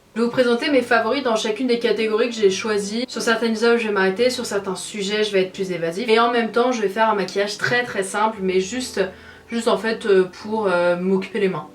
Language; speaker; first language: French; native; French